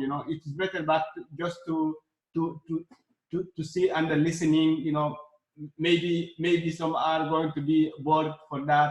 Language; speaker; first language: English; non-native, learner; Arabic